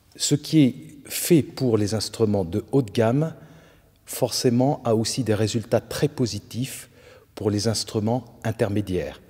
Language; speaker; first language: French; native; French